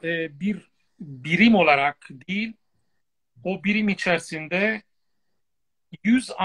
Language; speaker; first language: Turkish; non-native, fluent; Italian